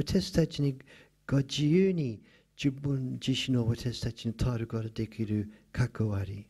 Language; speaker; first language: Japanese; non-native, fluent; English